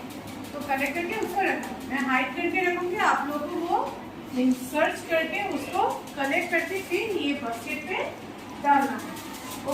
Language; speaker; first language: Hindi; non-native, local second language; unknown